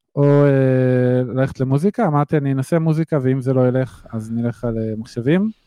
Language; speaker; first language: Hebrew; native; Hebrew